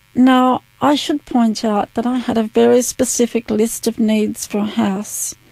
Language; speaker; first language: English; native; English